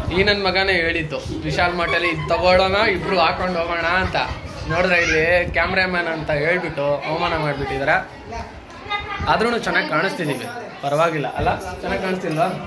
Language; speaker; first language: Kannada; non-native, local second language; Lambadi